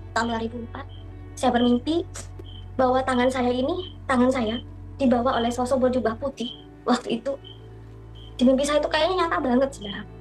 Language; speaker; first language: Indonesian; non-native, local second language; Madurese